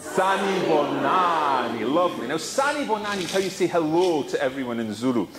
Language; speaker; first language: English; native; English